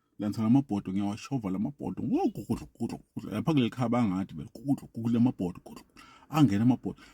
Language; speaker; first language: Zulu; non-native, local second language; Swati